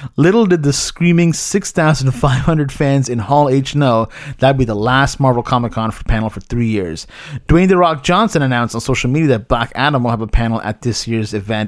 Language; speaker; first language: English; early bilingual, other home language; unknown